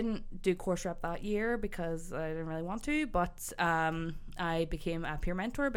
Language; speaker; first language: English; native; English